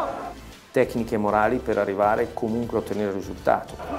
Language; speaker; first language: Italian; native; Italian